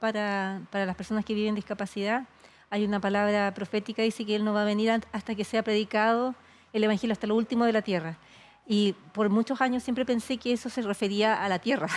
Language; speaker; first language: Spanish; native; Spanish